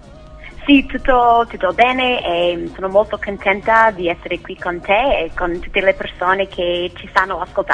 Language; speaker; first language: Italian; non-native, learner; English